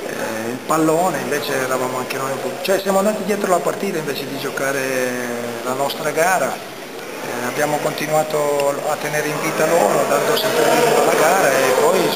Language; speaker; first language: Italian; native; Italian